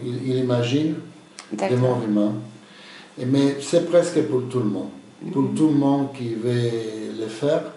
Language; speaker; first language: French; non-native, fluent; Spanish